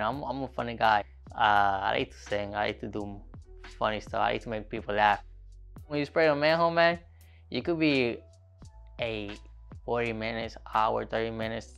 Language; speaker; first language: English; non-native, fluent; Spanish